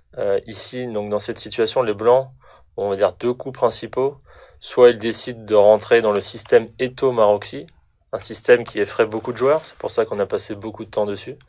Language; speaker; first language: French; native; French